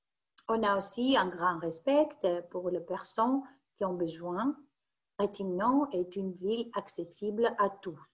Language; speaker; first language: French; non-native, fluent; Greek